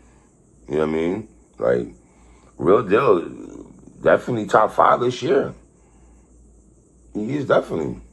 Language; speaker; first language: English; native; English